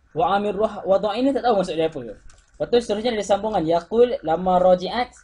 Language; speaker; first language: Malay; native; Malay